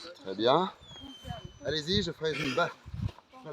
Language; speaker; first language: French; native; French